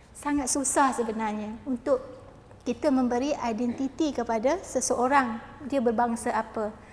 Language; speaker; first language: Malay; native; Malay